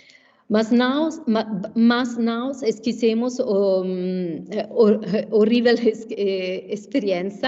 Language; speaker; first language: Portuguese; non-native, fluent; Italian